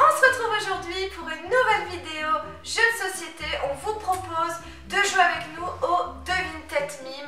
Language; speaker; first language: French; native; French